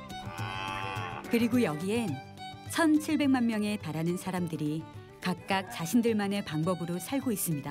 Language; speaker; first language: Korean; native; Korean